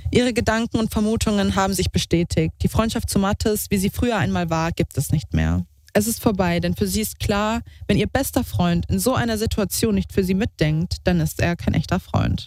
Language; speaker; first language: German; native; German